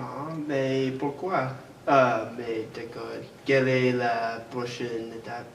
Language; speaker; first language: French; non-native, learner; English